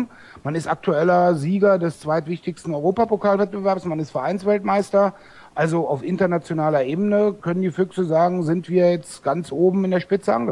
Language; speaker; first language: German; native; German